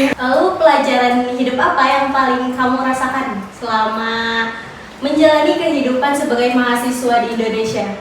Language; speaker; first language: Indonesian; native; Indonesian